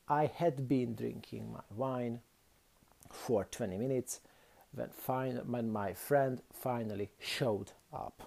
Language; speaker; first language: English; non-native, fluent; Hungarian